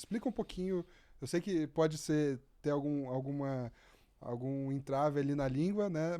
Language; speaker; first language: Portuguese; native; Portuguese